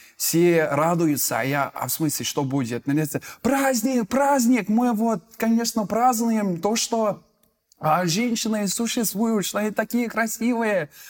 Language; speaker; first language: Russian; non-native, fluent; English